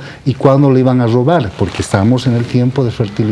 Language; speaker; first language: Spanish; native; Spanish